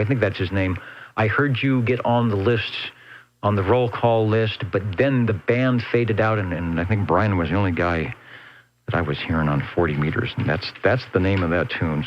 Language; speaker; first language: English; native; English